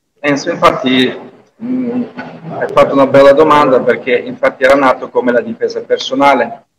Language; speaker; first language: Italian; non-native, fluent; Russian